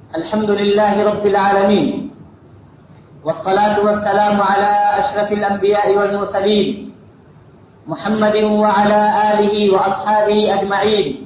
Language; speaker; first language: Urdu; native; Urdu